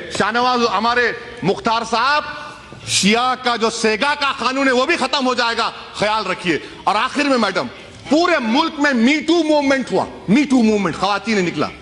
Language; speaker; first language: Urdu; native; Urdu